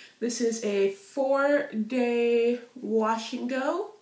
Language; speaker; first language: English; native; English